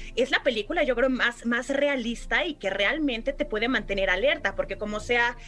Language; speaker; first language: Spanish; native; Spanish